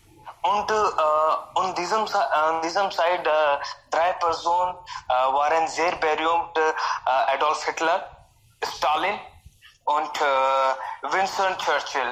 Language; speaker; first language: German; non-native, learner; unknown